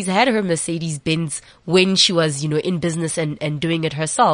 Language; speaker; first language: English; non-native, local second language; Southern Sotho